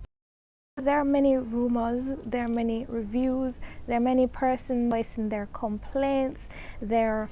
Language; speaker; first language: English; native; English